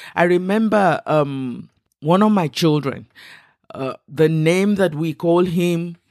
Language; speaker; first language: English; non-native, local second language; Igbo